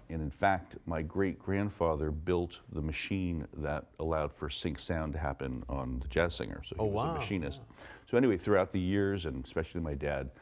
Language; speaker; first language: English; native; English